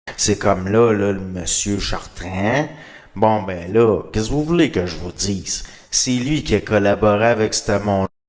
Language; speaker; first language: French; native; French